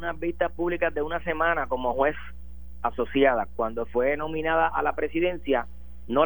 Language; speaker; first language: Spanish; native; Spanish